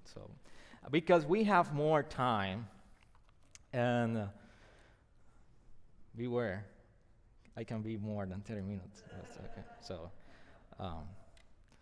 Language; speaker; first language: English; non-native, fluent; Spanish